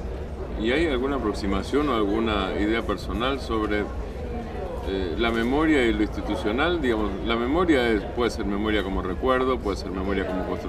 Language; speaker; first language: Spanish; native; Spanish